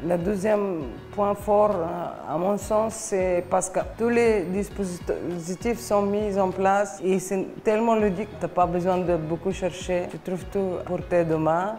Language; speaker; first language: French; non-native, fluent; Bulgarian